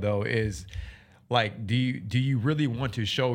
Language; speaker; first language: English; native; English